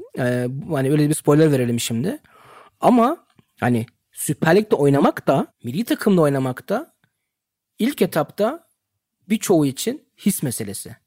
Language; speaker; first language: Turkish; early bilingual, heritage; Turkish